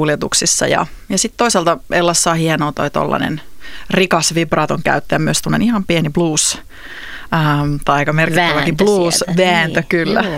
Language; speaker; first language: Finnish; native; Finnish